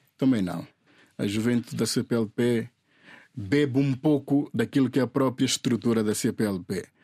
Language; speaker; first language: Portuguese; non-native, local second language; Upper Guinea Crioulo